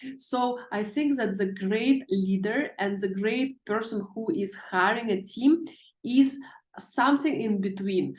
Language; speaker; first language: English; non-native, fluent; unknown